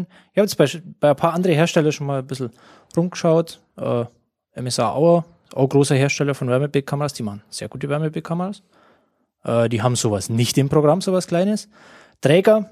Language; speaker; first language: German; native; German